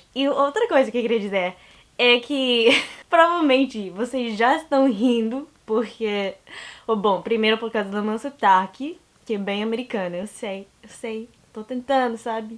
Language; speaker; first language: Portuguese; non-native, learner; English